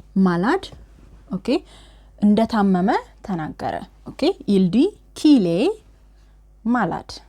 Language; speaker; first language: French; non-native, fluent; Amharic